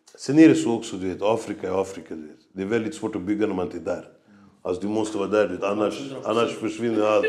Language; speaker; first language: Swedish; native; Swedish